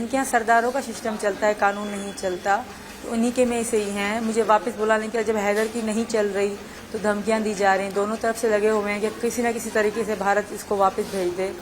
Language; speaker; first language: Urdu; non-native, local second language; Sindhi